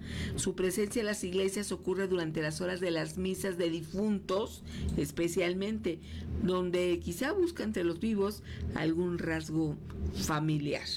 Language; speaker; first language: Spanish; native; Spanish